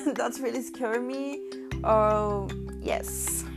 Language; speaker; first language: English; non-native, learner; Haitian Creole